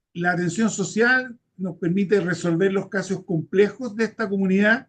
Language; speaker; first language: Spanish; native; Spanish